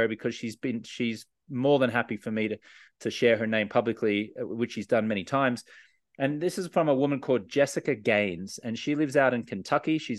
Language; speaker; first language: English; native; English